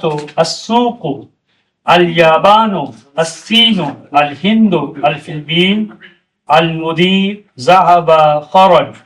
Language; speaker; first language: Arabic; non-native, fluent; Urdu